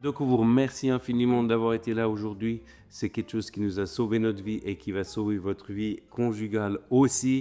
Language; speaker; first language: French; native; French